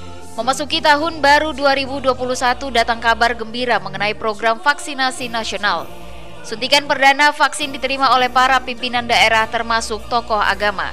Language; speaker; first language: Indonesian; native; Indonesian